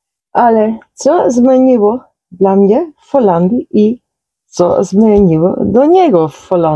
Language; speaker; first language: Polish; non-native, learner; Dutch